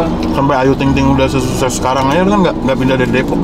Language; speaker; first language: Indonesian; native; Indonesian